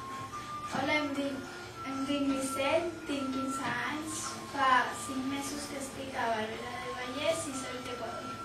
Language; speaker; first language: Catalan; non-native, learner; Spanish